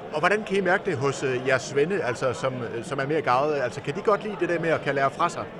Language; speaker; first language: Danish; native; Danish